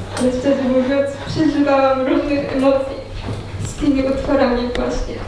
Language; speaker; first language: Polish; non-native, fluent; Japanese